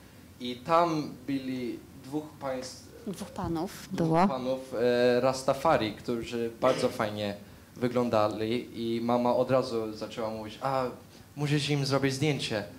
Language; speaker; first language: Polish; early bilingual, heritage; Polish